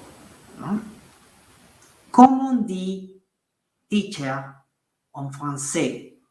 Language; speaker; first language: French; non-native, fluent; Spanish